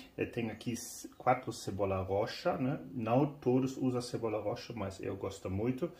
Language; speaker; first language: Portuguese; non-native, fluent; German